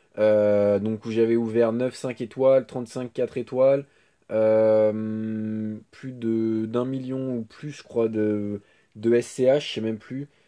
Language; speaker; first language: French; native; French